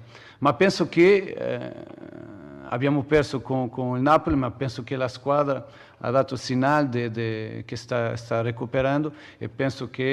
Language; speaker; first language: Italian; non-native, learner; Portuguese